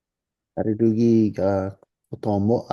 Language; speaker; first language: Japanese; non-native, learner; English